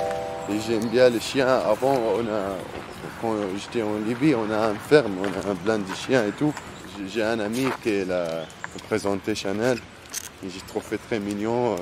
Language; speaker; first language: French; non-native, learner; Arabic